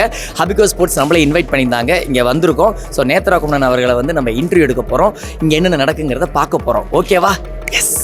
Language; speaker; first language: Tamil; native; Tamil